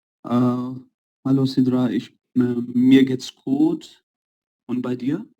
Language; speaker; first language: German; non-native, learner; Urdu